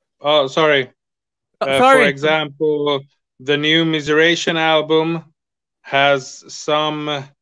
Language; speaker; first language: English; non-native, fluent; Swedish